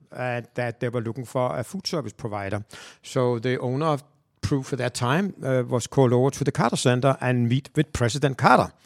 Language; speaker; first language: English; non-native, fluent; Danish